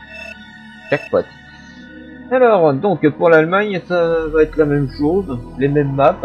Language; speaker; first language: French; native; French